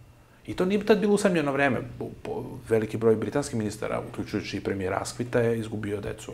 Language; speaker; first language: Serbian; native; Serbian